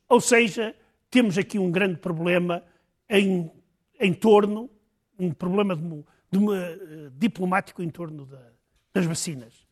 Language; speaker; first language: Portuguese; native; Portuguese